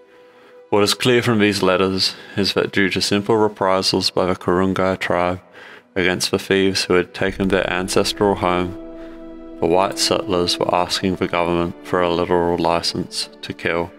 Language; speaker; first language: English; native; English